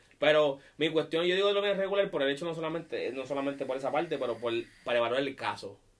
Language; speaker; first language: Spanish; early bilingual, heritage; Spanish